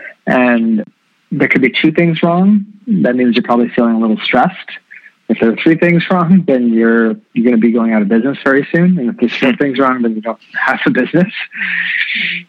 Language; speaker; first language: English; native; English